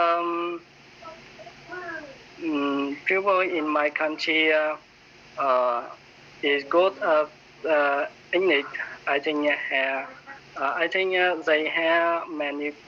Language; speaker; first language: English; non-native, learner; Vietnamese